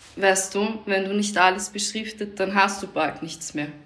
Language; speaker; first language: German; native; German